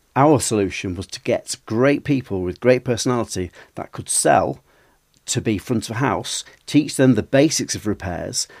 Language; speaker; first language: English; native; English